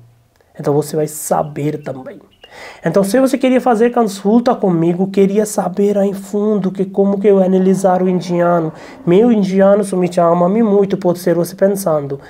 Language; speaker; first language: Portuguese; non-native, learner; Hindi